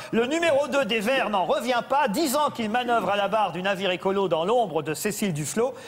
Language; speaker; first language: French; native; French